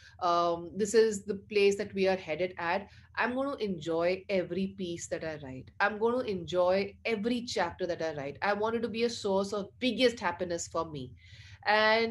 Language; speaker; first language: English; non-native, local second language; Punjabi